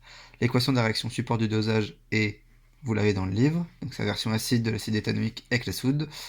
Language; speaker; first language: French; native; French